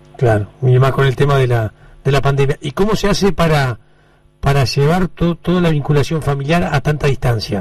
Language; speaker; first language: Spanish; native; Spanish